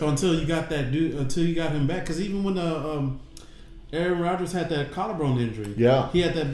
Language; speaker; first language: English; native; English